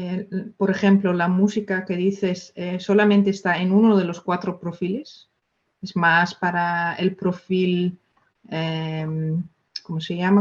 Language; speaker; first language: Spanish; non-native, fluent; Dutch